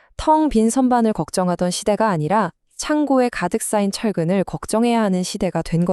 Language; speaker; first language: Korean; native; Korean